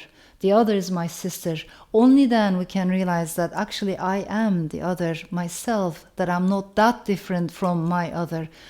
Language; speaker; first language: English; non-native, fluent; Turkish